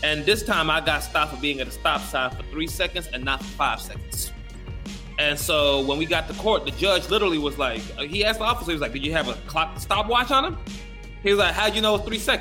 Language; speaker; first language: English; native; English